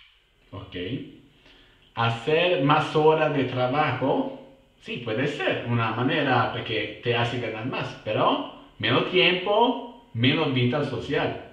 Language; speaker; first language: Spanish; non-native, fluent; Italian